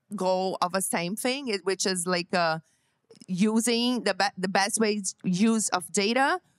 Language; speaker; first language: English; non-native, fluent; Portuguese